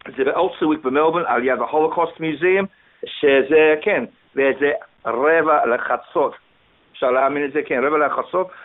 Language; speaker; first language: Hebrew; non-native, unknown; English